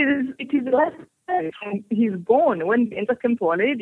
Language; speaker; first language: English; non-native, local second language; Kinyarwanda